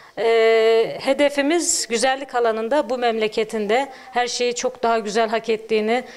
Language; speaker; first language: Turkish; native; Turkish